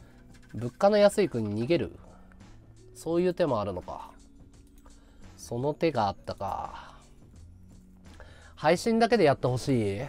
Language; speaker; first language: Japanese; native; Japanese